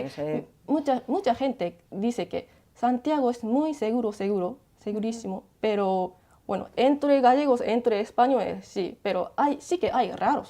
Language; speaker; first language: Spanish; non-native, learner; Japanese